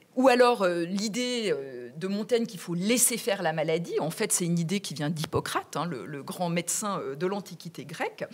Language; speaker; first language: French; native; French